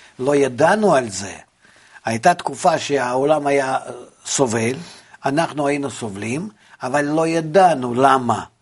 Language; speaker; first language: Hebrew; non-native, fluent; Russian